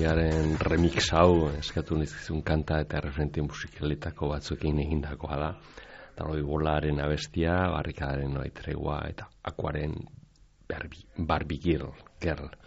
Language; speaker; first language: Basque; native; Basque